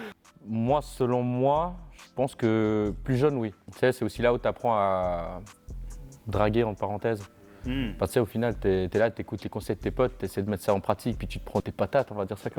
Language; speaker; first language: French; native; French